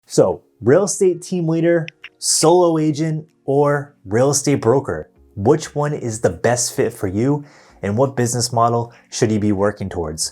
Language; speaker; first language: English; native; English